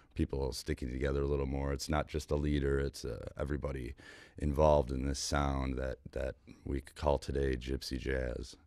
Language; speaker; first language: English; native; English